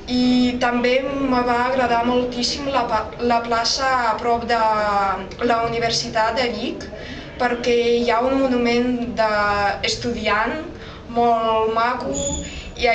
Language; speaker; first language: Catalan; non-native, fluent; Russian